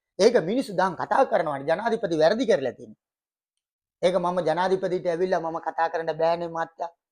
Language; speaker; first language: Sinhala; non-native, local second language; Tamil